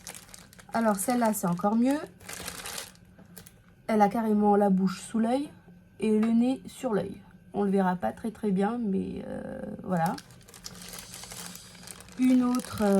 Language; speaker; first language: French; native; French